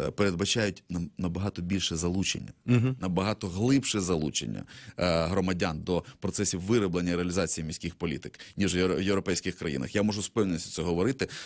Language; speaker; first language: Ukrainian; native; Ukrainian